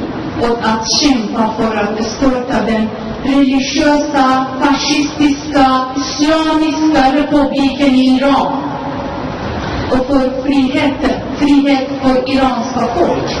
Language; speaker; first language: Swedish; non-native, fluent; Persian